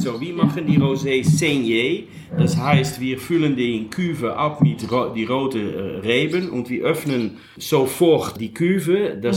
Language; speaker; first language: German; non-native, learner; Dutch